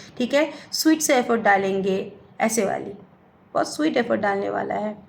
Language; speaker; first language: Hindi; non-native, local second language; Bangla